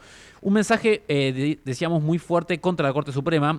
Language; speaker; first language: Spanish; native; Spanish